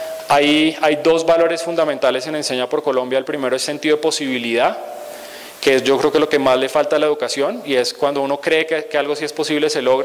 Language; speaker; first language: Spanish; native; Spanish